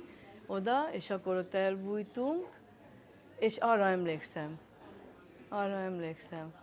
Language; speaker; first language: Hungarian; early bilingual, heritage; Hungarian